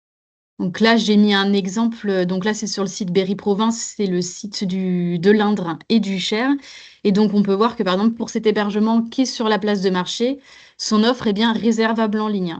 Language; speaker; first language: French; native; French